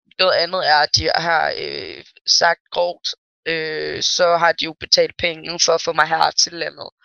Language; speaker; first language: Danish; early bilingual, other home language; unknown